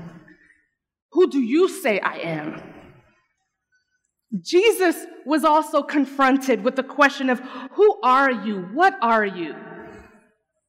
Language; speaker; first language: English; early bilingual, other home language; Spanish